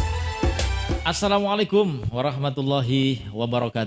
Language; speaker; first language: Indonesian; native; Indonesian